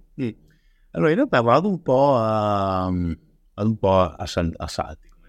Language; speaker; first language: Italian; native; Italian